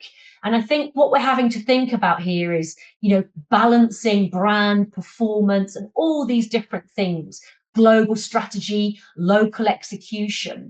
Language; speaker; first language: English; native; English